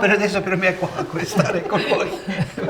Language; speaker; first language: Italian; non-native, learner; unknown